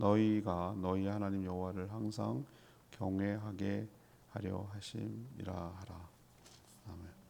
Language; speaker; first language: Korean; native; Korean